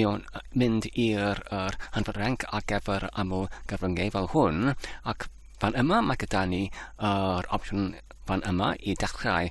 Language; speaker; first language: Welsh; non-native, learner; Polish